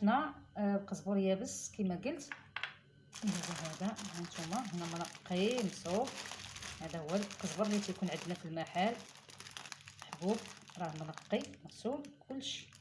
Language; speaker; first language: Arabic; native; Arabic